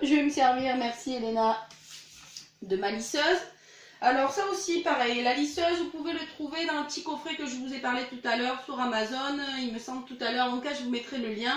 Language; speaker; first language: French; native; French